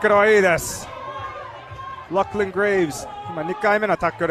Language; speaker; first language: Japanese; non-native, learner; English